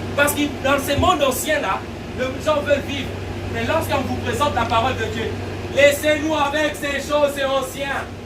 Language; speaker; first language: French; non-native, local second language; Lingala